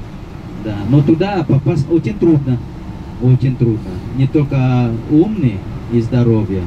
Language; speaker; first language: Russian; non-native, learner; Indonesian